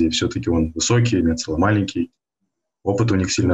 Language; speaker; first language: Russian; native; Russian